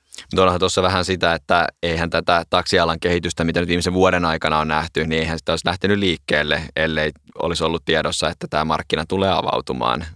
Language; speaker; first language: Finnish; native; Finnish